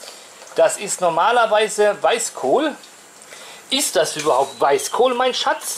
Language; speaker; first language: German; native; German